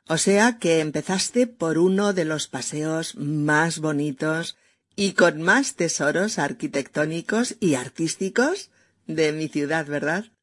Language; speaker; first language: Spanish; native; Spanish